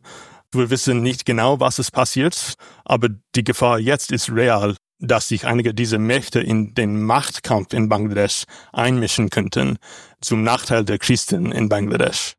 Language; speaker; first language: German; non-native, learner; English